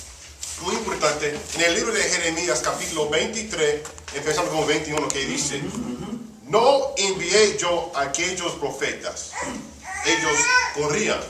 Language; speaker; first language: Spanish; early bilingual, heritage; Spanish